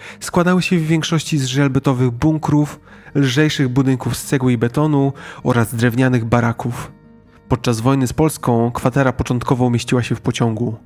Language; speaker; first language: Polish; native; Polish